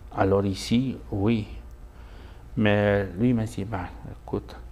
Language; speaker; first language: French; non-native, fluent; Spanish